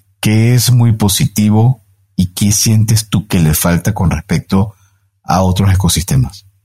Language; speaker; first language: Spanish; native; Spanish